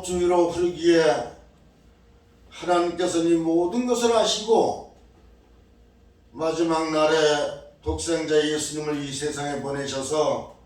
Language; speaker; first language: Korean; native; Korean